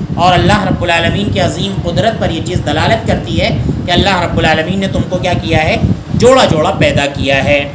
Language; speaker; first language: Urdu; native; Urdu